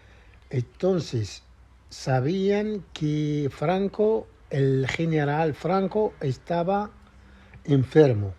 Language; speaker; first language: Spanish; non-native, fluent; Arabic